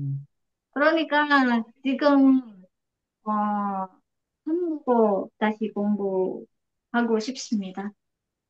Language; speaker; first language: Korean; non-native, learner; Indonesian